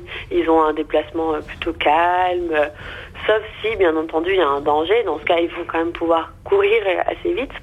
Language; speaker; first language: French; native; French